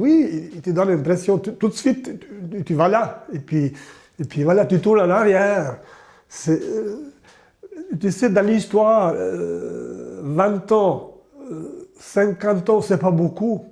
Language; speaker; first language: French; non-native, learner; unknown